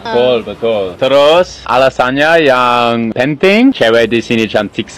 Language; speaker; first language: Indonesian; non-native, learner; English